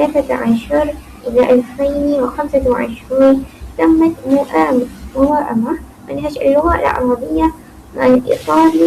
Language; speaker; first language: Arabic; non-native, learner; Malay